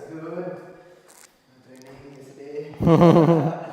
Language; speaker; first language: English; non-native, learner; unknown